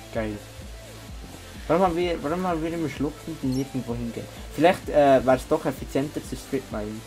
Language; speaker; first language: German; native; German